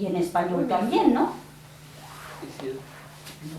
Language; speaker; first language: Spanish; non-native, fluent; French